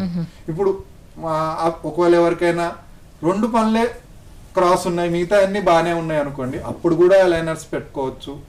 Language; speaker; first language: Telugu; native; Telugu